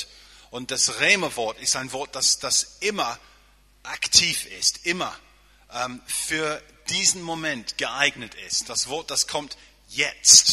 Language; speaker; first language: German; non-native, fluent; English